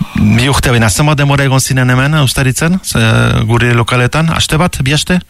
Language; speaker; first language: Basque; native; Basque